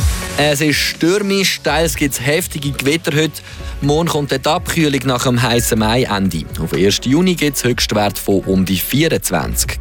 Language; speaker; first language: German; native; German